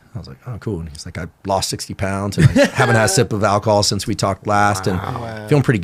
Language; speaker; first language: English; native; English